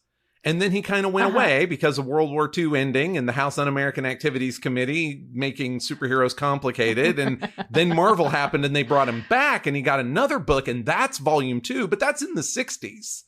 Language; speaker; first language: English; native; English